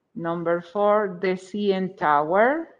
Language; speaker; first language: English; non-native, fluent; Spanish